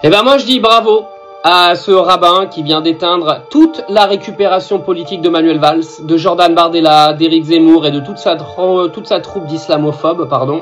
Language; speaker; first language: French; native; French